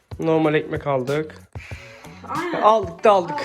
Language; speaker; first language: Turkish; native; Turkish